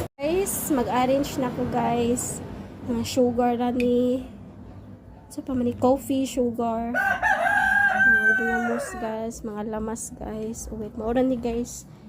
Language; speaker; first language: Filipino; non-native, local second language; Cebuano